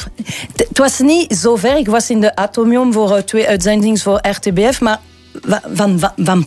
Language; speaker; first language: Dutch; non-native, local second language; French